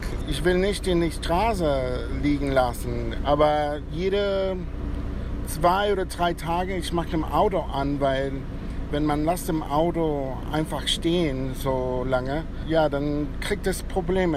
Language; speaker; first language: German; non-native, fluent; Spanish